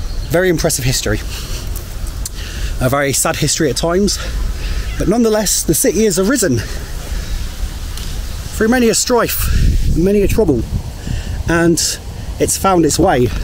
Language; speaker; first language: English; native; English